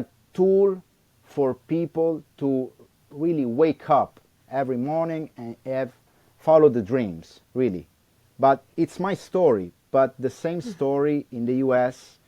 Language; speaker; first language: English; non-native, learner; Italian